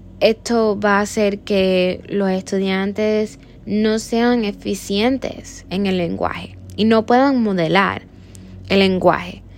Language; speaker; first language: Spanish; early bilingual, heritage; Spanish